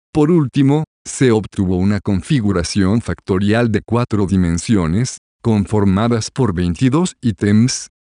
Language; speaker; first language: Spanish; native; Spanish